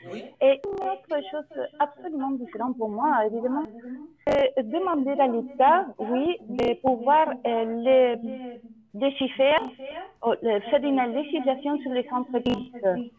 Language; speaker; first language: French; non-native, learner; Spanish